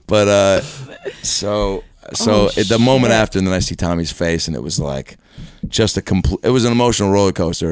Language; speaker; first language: English; native; English